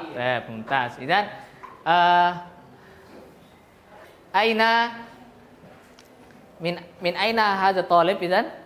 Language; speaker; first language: Arabic; non-native, fluent; Indonesian